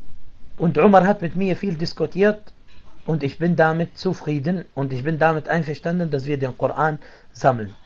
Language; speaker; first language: German; non-native, fluent; Arabic